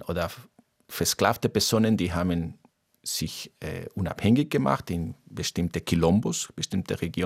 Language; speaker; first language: German; non-native, fluent; Portuguese